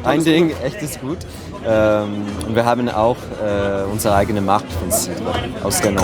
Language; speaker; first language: German; non-native, learner; French